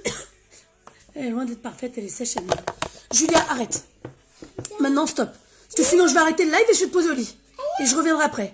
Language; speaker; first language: French; native; French